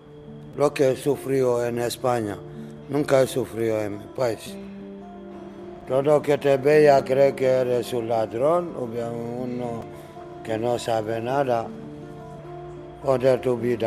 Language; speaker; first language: Spanish; non-native, learner; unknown